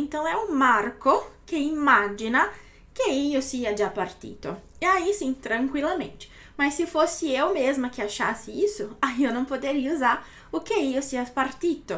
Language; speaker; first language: Portuguese; native; Portuguese